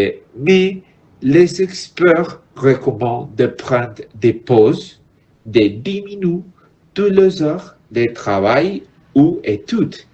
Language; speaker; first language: French; non-native, learner; Spanish